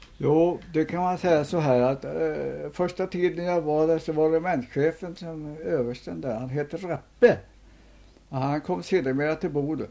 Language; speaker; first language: Swedish; native; Swedish